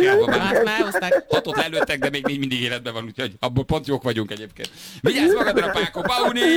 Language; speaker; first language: Hungarian; native; Hungarian